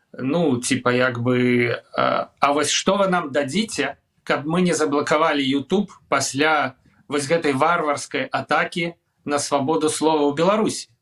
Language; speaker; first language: Belarusian; non-native, local second language; Russian